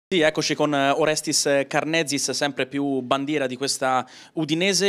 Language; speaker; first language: Italian; native; Italian